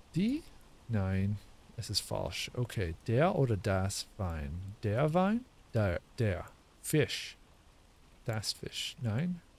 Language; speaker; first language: German; non-native, learner; English